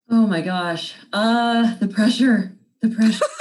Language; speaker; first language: English; native; English